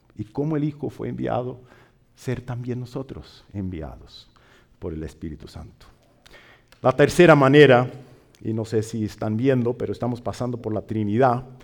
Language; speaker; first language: Spanish; non-native, fluent; English